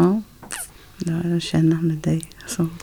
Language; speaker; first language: Swedish; non-native, learner; Arabic